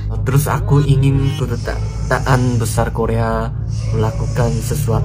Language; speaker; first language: Indonesian; non-native, learner; Korean